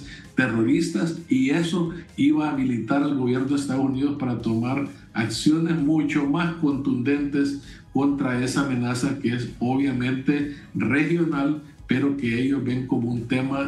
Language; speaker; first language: Spanish; native; Spanish